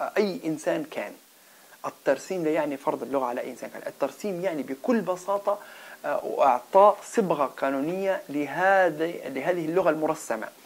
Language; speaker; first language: Arabic; non-native, local second language; Berber languages